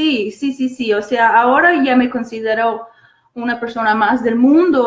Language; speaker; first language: Spanish; non-native, fluent; English